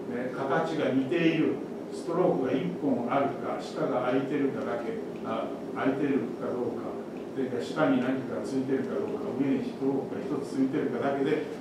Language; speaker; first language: Japanese; native; Japanese